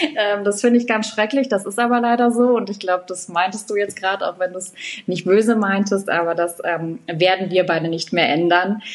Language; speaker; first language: German; native; German